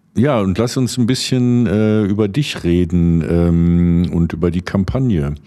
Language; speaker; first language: German; native; German